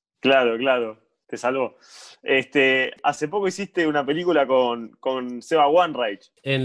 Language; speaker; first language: Spanish; native; Spanish